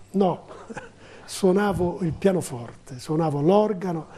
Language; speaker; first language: Italian; native; Italian